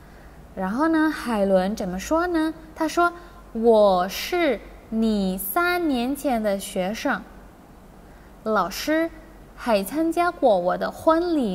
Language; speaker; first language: Chinese; non-native, fluent; Indonesian